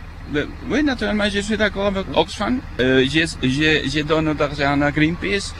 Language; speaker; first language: French; non-native, fluent; Spanish